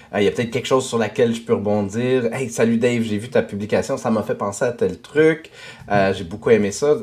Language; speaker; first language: French; native; French